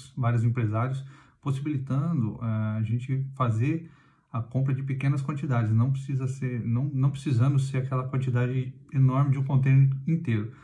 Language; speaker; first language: Portuguese; native; Portuguese